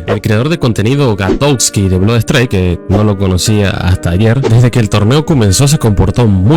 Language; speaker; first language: Spanish; native; Spanish